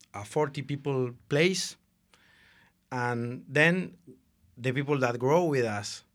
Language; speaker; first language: English; non-native, fluent; Spanish